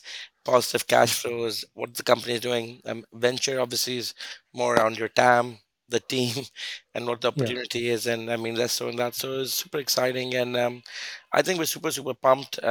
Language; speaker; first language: English; non-native, local second language; Urdu